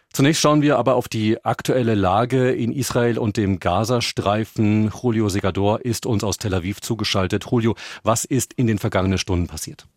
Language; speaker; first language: German; native; German